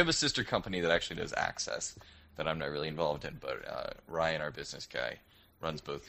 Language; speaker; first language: English; native; English